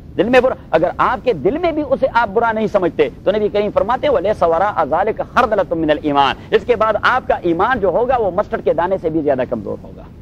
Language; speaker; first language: Urdu; non-native, local second language; Pashto